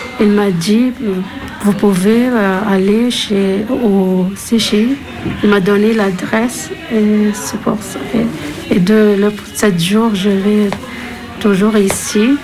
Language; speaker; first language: French; non-native, learner; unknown